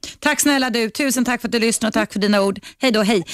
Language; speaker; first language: Swedish; native; Swedish